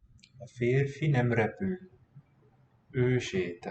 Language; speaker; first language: Hungarian; non-native, learner; English